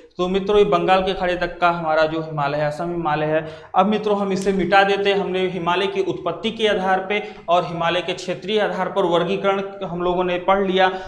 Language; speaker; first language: Hindi; native; Hindi